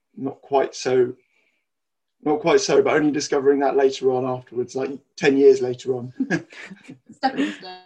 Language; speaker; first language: English; native; English